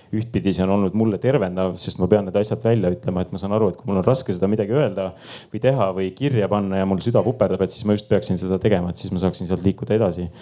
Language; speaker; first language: Estonian; native; Estonian